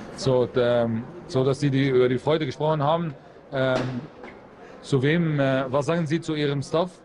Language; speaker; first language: German; non-native, fluent; Arabic